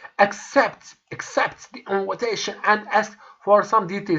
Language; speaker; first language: English; non-native, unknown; Turkish